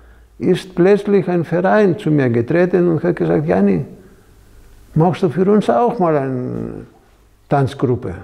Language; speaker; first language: German; non-native, fluent; Greek